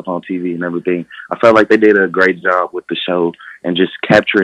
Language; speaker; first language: English; native; English